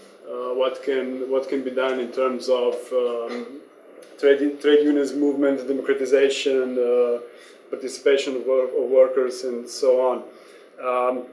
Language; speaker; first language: English; non-native, fluent; Slovenian